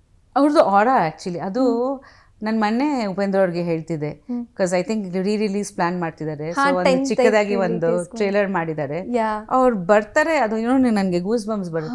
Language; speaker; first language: Kannada; non-native, fluent; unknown